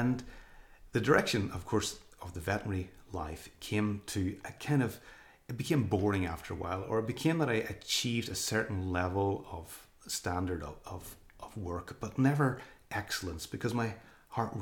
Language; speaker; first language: English; native; English